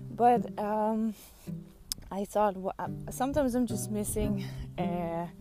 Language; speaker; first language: English; non-native, fluent; Dutch